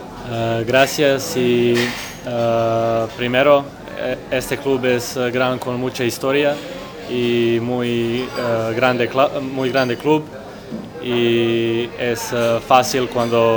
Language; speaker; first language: Spanish; non-native, learner; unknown